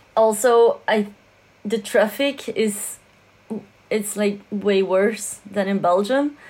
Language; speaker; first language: English; non-native, fluent; Dutch